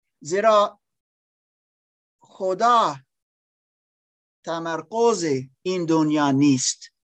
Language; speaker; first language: Persian; non-native, learner; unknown